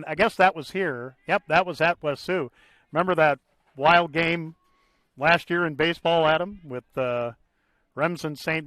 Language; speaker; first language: English; native; English